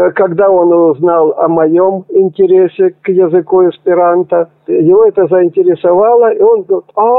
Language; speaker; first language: Russian; native; Russian